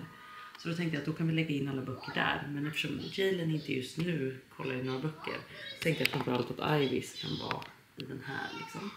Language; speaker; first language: Swedish; native; Swedish